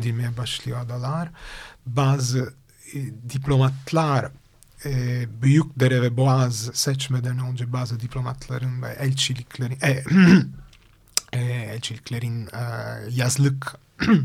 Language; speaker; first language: Turkish; non-native, fluent; Italian